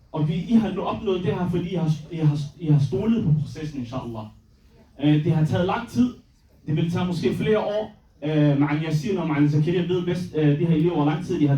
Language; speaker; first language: Danish; early bilingual, other home language; Somali